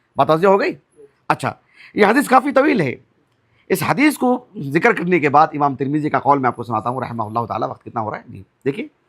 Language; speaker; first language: Urdu; native; Urdu